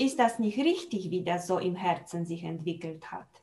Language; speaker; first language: German; non-native, fluent; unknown